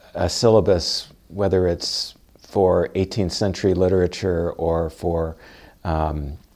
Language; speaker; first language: English; native; English